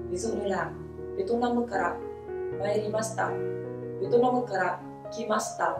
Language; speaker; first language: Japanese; non-native, fluent; Vietnamese